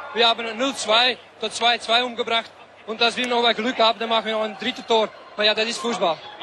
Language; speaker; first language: German; non-native, learner; Dutch